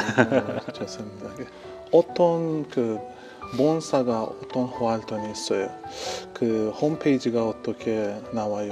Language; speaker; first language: Korean; non-native, fluent; Persian